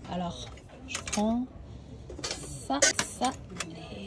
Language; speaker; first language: French; non-native, fluent; Korean